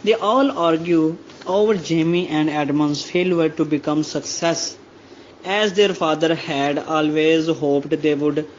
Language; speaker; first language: English; non-native, local second language; Urdu